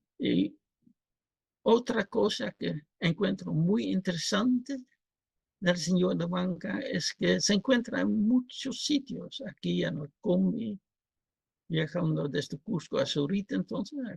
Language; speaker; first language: Spanish; non-native, fluent; Dutch